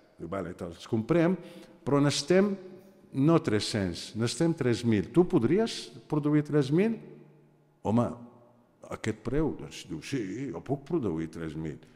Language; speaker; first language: Catalan; non-native, fluent; Aramaic